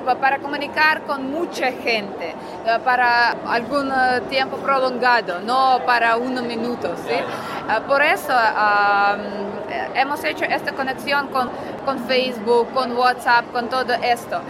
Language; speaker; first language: Spanish; non-native, learner; Russian